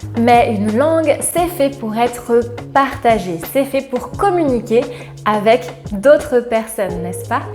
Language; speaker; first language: French; native; French